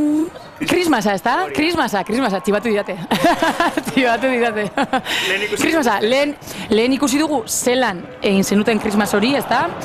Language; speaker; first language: Basque; native; Basque